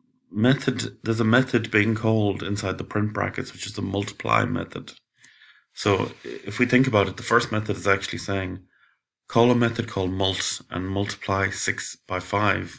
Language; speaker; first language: English; native; English